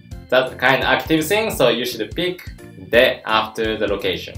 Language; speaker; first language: English; non-native, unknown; Japanese